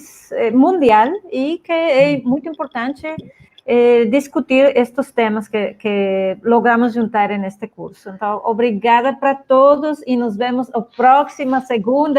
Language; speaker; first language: Portuguese; non-native, fluent; Spanish